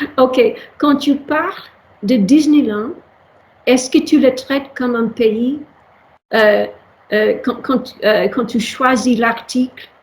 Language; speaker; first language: French; non-native, fluent; English